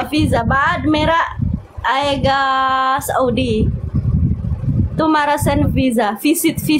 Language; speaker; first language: Hindi; non-native, learner; Pashto